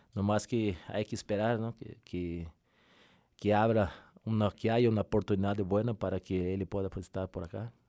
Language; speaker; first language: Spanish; non-native, fluent; Portuguese